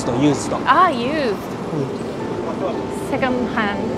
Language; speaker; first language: English; non-native, learner; Japanese